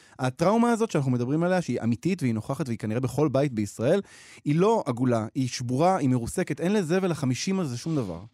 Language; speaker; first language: Hebrew; native; Hebrew